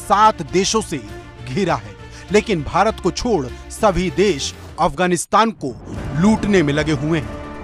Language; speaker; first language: Hindi; native; Hindi